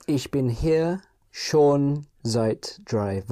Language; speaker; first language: German; non-native, learner; English